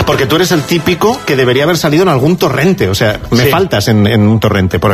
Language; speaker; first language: Spanish; native; Spanish